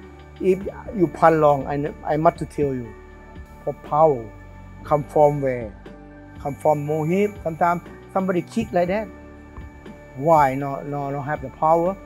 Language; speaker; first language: English; non-native, learner; Thai